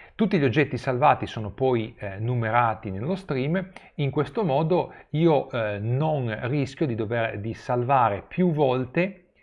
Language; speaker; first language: Italian; native; Italian